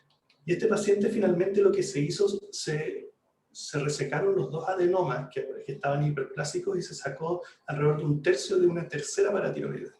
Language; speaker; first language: Spanish; native; Spanish